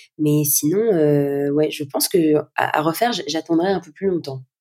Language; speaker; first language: French; native; French